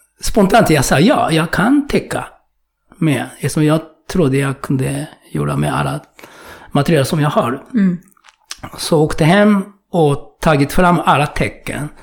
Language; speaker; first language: Swedish; non-native, fluent; Japanese